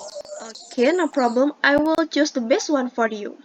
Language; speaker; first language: English; non-native, learner; Indonesian